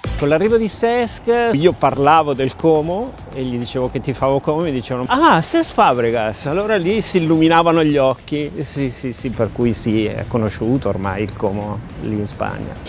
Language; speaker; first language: Italian; native; Italian